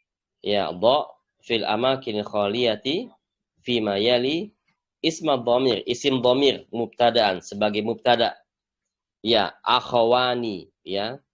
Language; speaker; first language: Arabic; non-native, fluent; Indonesian